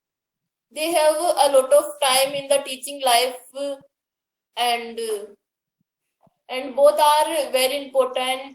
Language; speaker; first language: English; non-native, learner; Hindi